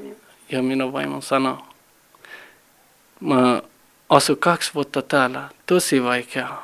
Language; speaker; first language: Finnish; non-native, learner; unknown